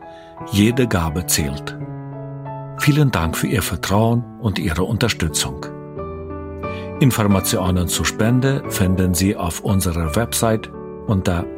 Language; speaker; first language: German; native; German